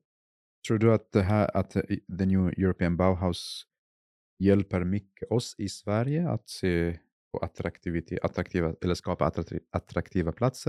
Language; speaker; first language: Swedish; non-native, fluent; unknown